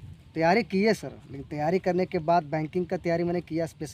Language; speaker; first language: Hindi; native; Hindi